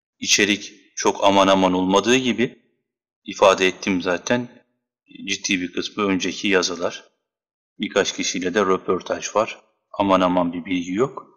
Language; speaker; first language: Turkish; native; Turkish